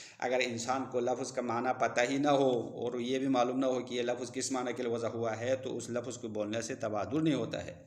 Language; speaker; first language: Urdu; non-native, local second language; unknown